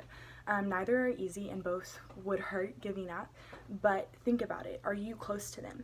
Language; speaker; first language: English; native; English